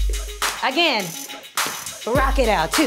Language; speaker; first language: English; native; English